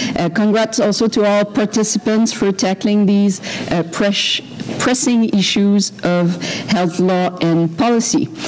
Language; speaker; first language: English; non-native, local second language; French